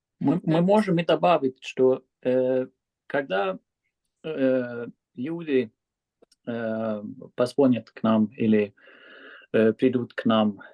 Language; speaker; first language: Russian; non-native, fluent; Swedish